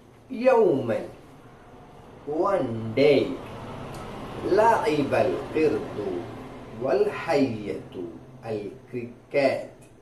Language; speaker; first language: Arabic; non-native, fluent; Malayalam